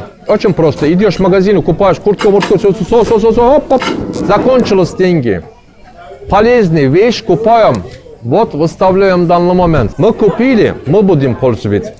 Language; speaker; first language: Russian; non-native, learner; Turkish